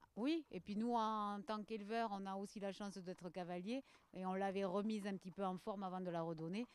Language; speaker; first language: French; native; French